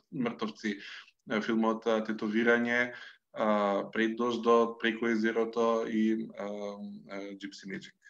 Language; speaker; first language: Macedonian; native; Macedonian